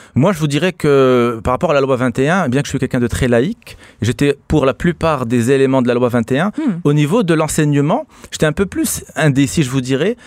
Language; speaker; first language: French; non-native, local second language; Arabic